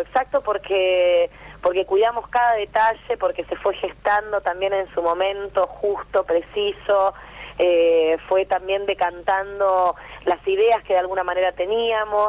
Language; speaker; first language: Spanish; native; Spanish